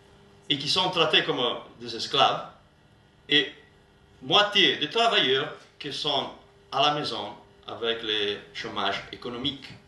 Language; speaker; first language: French; non-native, learner; Italian